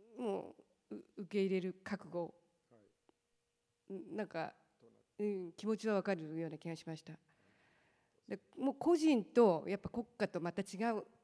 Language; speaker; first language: Japanese; native; Japanese